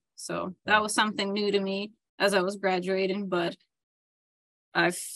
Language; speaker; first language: English; non-native, fluent; Ukrainian